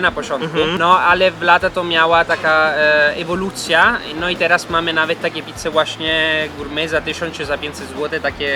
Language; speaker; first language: Polish; non-native, learner; Italian